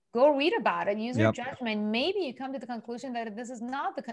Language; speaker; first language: English; non-native, fluent; Persian